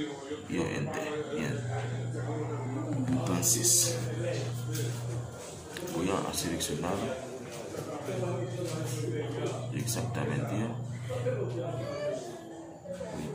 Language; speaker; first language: Spanish; non-native, learner; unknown